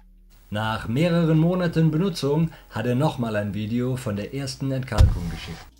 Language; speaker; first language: German; native; German